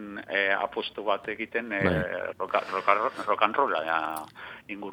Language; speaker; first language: Basque; non-native, local second language; Spanish